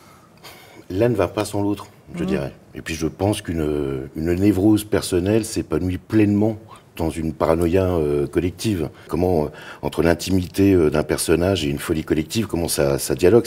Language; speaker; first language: French; native; French